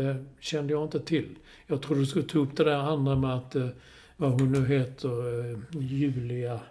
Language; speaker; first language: Swedish; native; Swedish